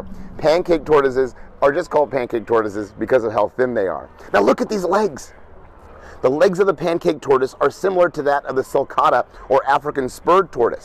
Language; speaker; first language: English; native; English